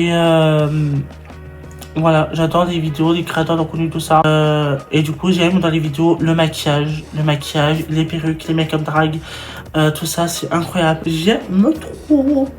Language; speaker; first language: French; native; French